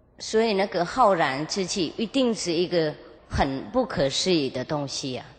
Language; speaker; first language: Chinese; non-native, fluent; Vietnamese